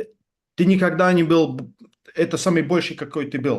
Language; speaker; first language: Russian; non-native, fluent; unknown